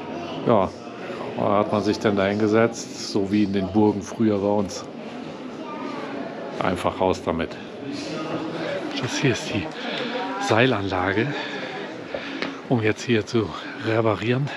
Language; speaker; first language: German; native; German